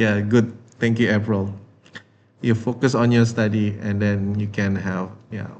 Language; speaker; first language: English; non-native, fluent; Indonesian